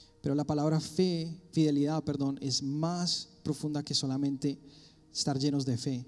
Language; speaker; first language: Spanish; early bilingual, heritage; Spanish